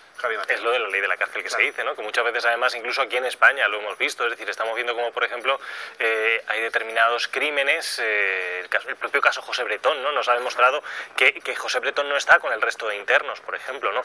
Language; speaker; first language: Spanish; native; Spanish